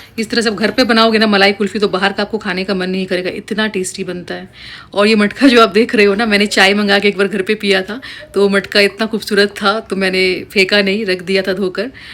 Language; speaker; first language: Hindi; native; Hindi